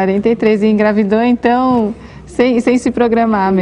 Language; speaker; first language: Portuguese; native; Portuguese